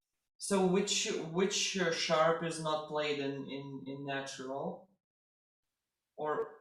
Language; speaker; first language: English; non-native, fluent; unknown